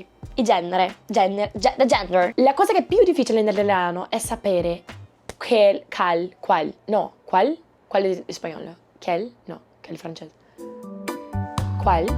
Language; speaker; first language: Italian; non-native, learner; Portuguese